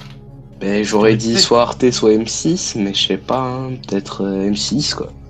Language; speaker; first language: French; native; French